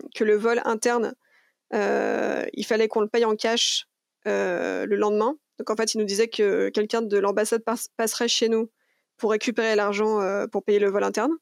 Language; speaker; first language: French; native; French